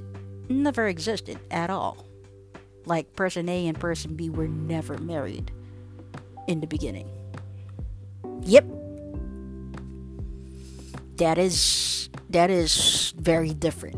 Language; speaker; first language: English; non-native, local second language; Filipino